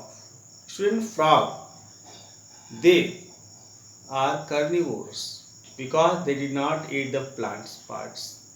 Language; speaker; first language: English; non-native, local second language; Hindi